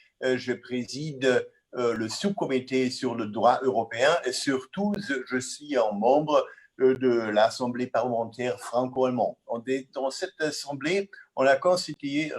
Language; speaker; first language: French; non-native, fluent; German